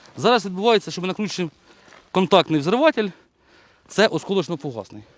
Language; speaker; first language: Ukrainian; native; Ukrainian